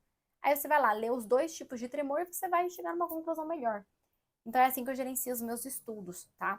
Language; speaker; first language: Portuguese; native; Portuguese